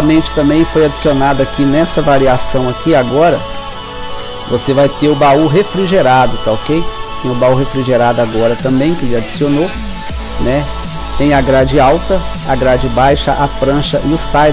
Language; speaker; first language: Portuguese; native; Portuguese